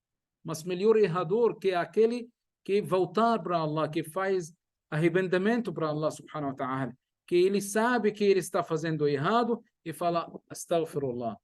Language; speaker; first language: Portuguese; non-native, fluent; Arabic